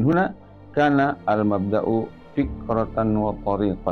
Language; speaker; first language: Arabic; non-native, fluent; Indonesian